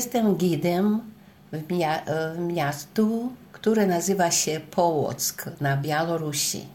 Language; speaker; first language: Polish; non-native, learner; Russian